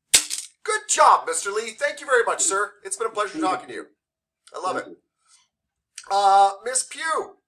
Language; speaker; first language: English; native; English